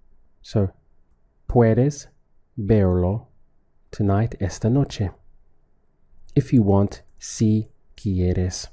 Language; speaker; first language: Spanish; non-native, fluent; English